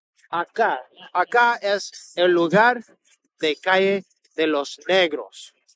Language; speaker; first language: Spanish; non-native, learner; English